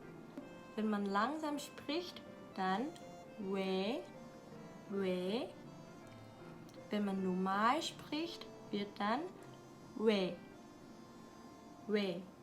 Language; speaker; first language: German; non-native, learner; Korean